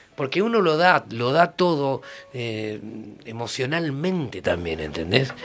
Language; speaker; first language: Spanish; native; Spanish